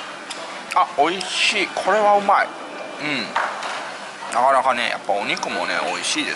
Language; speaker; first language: Japanese; native; Japanese